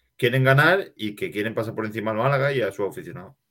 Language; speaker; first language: Spanish; native; Spanish